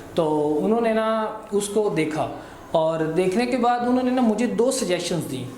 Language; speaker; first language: Hindi; non-native, local second language; Punjabi